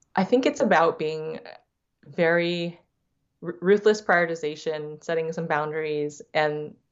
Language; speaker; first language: English; early bilingual, other home language; Thai